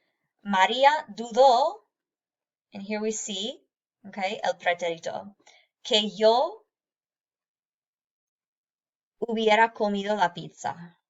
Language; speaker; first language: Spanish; non-native, fluent; English